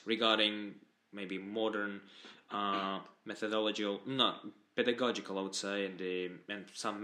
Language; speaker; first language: English; non-native, fluent; Russian